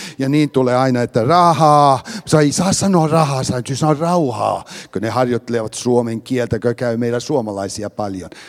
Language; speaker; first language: Finnish; early bilingual, heritage; Finnish